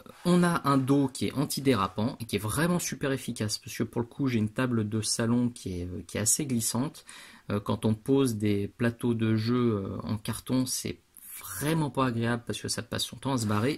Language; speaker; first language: French; native; French